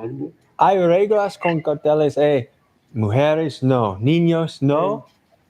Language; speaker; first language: Spanish; non-native, learner; English